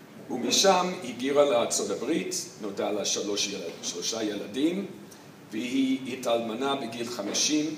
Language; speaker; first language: Hebrew; non-native, fluent; English